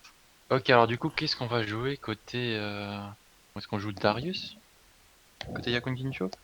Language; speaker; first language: French; native; French